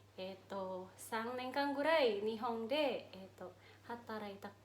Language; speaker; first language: Japanese; non-native, learner; Indonesian